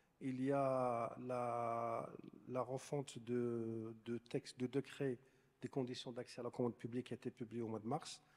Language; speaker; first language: French; non-native, local second language; Arabic